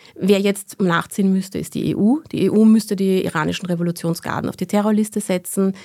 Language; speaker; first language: German; early bilingual, other home language; Persian